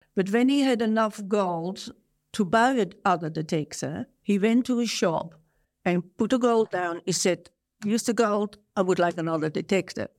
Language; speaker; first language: English; non-native, fluent; Dutch